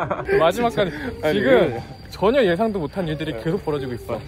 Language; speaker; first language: Korean; native; Korean